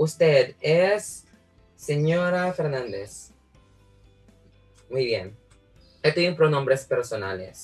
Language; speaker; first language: Spanish; non-native, fluent; Filipino